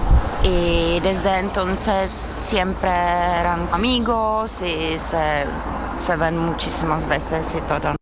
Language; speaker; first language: Spanish; non-native, fluent; Czech